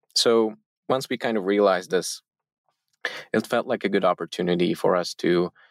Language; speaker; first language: English; non-native, fluent; Turkish